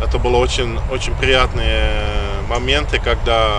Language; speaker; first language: Russian; non-native, fluent; Dutch